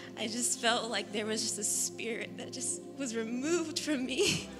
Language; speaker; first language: English; native; English